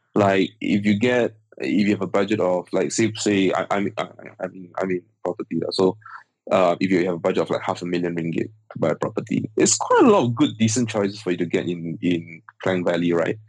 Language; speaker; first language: English; native; English